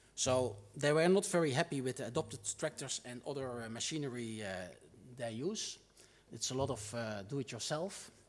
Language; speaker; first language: English; non-native, fluent; Dutch